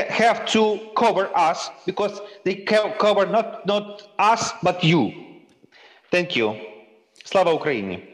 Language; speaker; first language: English; non-native, fluent; Ukrainian